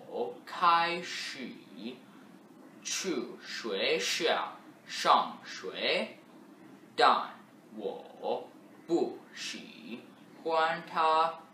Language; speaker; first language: Chinese; non-native, learner; English